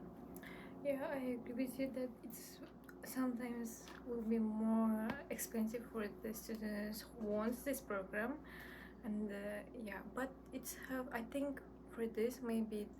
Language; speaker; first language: English; non-native, learner; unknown